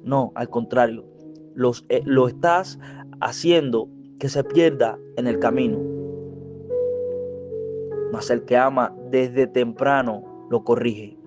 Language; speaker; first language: Spanish; native; Spanish